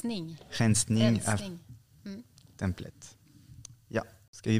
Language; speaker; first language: Swedish; non-native, fluent; French